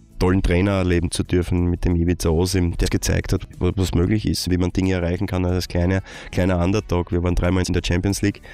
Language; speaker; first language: German; native; German